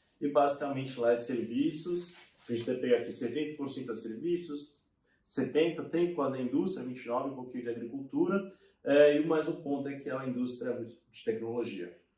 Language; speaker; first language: Portuguese; native; Portuguese